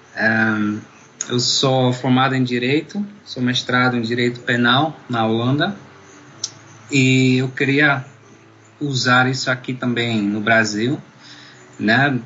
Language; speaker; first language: Portuguese; non-native, fluent; Dutch